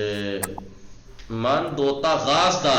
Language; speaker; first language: Persian; non-native, fluent; Urdu